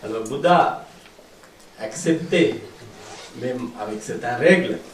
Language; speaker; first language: French; non-native, fluent; Sinhala